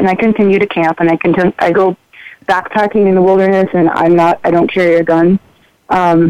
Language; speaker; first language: English; native; English